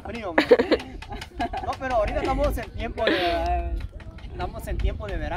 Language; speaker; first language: Spanish; native; Spanish